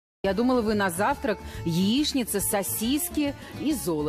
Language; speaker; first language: Russian; native; Russian